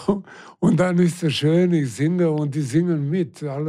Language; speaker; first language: German; non-native, fluent; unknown